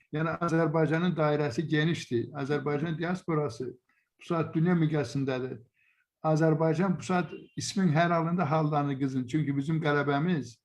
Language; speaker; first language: Azerbaijani; native; Azerbaijani